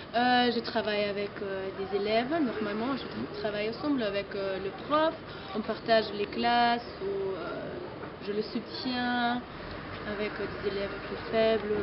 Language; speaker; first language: French; non-native, fluent; German